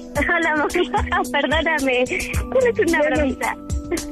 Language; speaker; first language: Spanish; native; Spanish